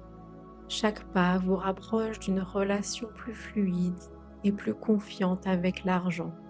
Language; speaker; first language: French; native; French